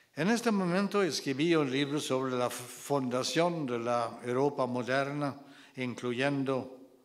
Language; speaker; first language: Spanish; non-native, fluent; Swedish